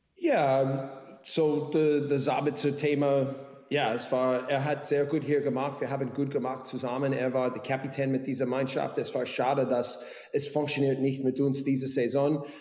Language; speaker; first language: German; non-native, learner; English